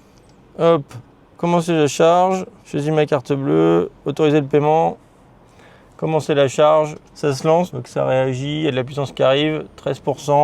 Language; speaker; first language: French; native; French